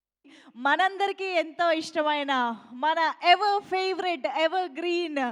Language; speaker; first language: Telugu; native; Telugu